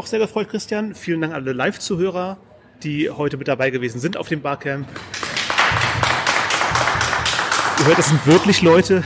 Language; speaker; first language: German; native; German